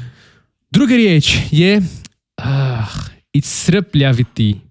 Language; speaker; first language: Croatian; non-native, learner; Portuguese